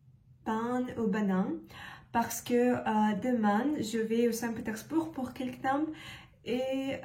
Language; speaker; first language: French; non-native, learner; Russian